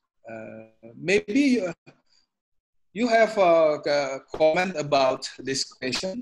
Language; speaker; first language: English; non-native, learner; Indonesian